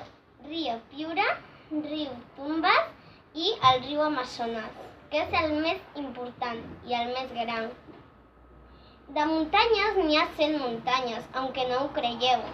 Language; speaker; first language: Catalan; early bilingual, other home language; Spanish